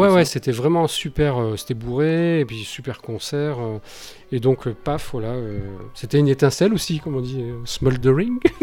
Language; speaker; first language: French; native; French